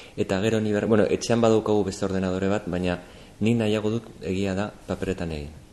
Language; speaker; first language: Basque; non-native, local second language; Spanish